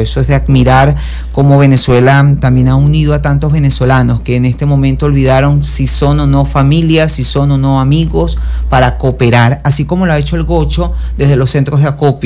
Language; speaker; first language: Spanish; native; Spanish